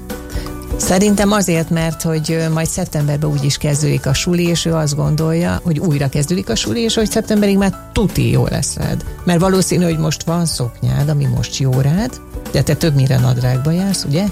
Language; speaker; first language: Hungarian; native; Hungarian